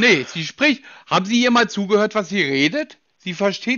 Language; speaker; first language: German; native; German